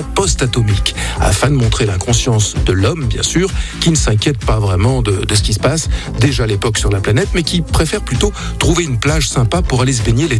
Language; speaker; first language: French; native; French